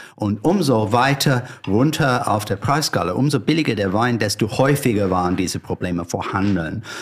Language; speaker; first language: German; non-native, fluent; English